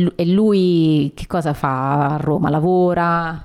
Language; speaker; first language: Italian; native; Italian